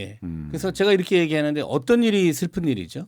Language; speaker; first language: Korean; native; Korean